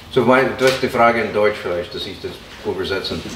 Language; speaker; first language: German; non-native, fluent; English